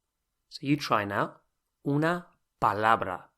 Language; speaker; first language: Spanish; non-native, fluent; English